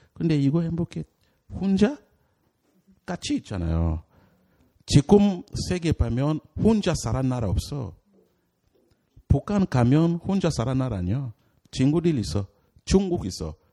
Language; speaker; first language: Korean; non-native, learner; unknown